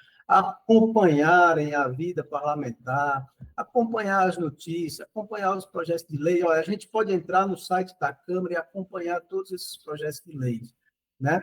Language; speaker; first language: Portuguese; native; Portuguese